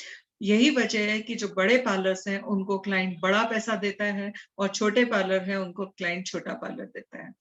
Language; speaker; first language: Hindi; native; Hindi